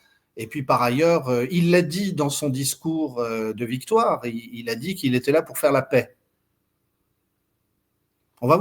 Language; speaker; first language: French; native; French